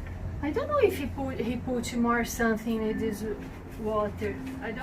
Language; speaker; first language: English; non-native, learner; Portuguese